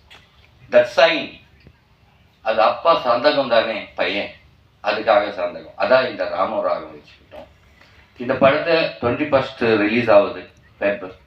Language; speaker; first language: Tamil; non-native, learner; Telugu